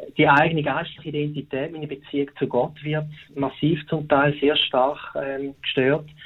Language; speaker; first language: German; native; German